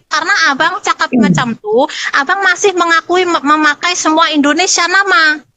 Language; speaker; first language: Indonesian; non-native, local second language; Madurese